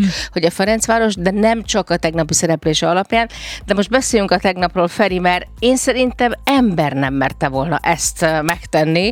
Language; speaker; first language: Hungarian; native; Hungarian